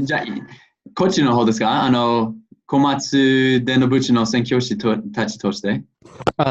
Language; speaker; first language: Japanese; non-native, fluent; English